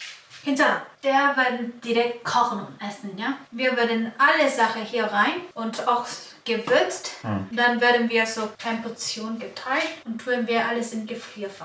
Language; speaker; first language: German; non-native, learner; Korean